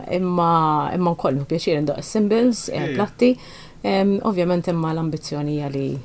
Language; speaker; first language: Maltese; native; Maltese